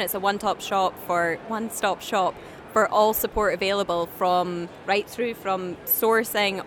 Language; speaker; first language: English; native; English